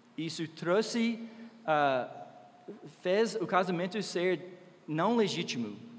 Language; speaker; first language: Portuguese; non-native, fluent; English